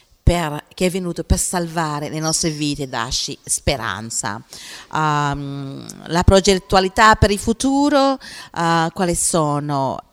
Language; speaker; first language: Italian; non-native, fluent; Portuguese